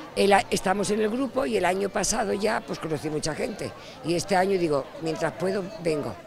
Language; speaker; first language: Spanish; native; Spanish